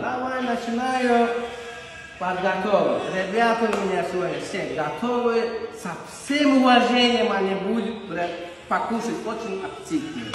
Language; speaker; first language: Russian; non-native, learner; Turkmen